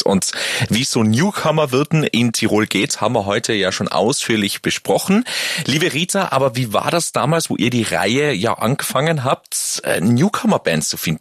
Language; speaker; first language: German; native; German